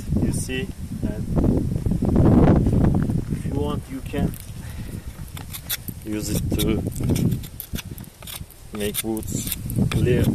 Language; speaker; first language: English; non-native, learner; Turkish